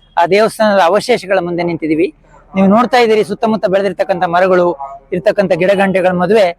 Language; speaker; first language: Kannada; native; Kannada